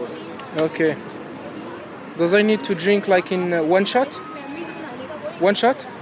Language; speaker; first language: English; non-native, learner; French